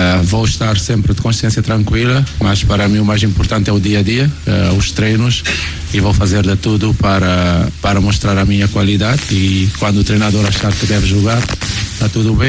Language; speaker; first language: Portuguese; non-native, local second language; Kabuverdianu